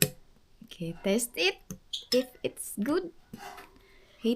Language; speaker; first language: English; non-native, local second language; Filipino